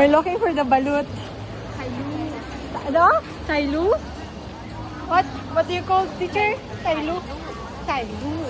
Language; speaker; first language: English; non-native, local second language; Cebuano